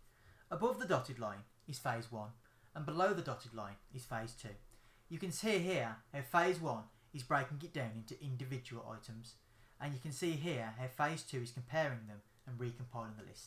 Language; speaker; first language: English; native; English